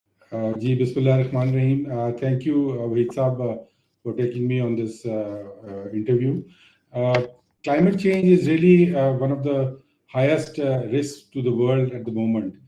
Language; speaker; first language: English; non-native, local second language; Urdu